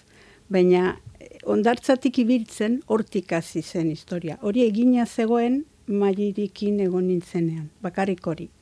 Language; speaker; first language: Basque; non-native, local second language; Spanish